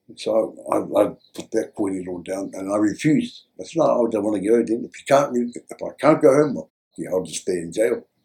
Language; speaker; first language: English; native; English